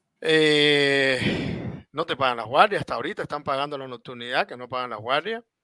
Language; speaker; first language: Spanish; native; Spanish